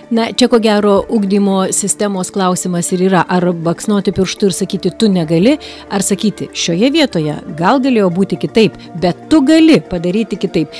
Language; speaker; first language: Lithuanian; native; Lithuanian